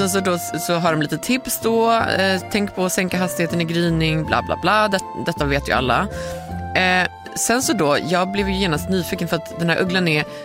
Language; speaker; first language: Swedish; native; Swedish